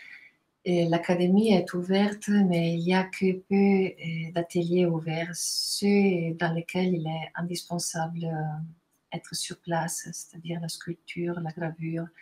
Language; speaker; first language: French; non-native, fluent; Italian